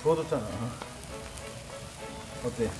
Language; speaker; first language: Korean; native; Korean